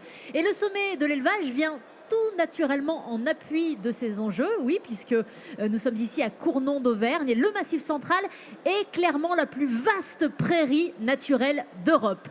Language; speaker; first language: French; native; French